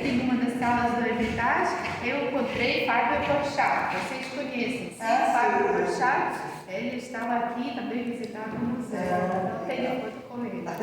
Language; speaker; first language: Portuguese; non-native, fluent; Russian